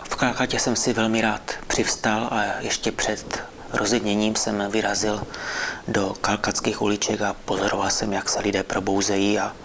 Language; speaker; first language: Czech; native; Czech